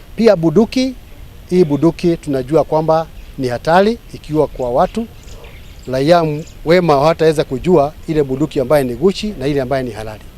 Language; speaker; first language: Swahili; non-native, local second language; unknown